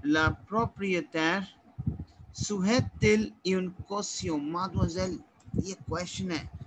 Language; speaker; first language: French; non-native, learner; Hindi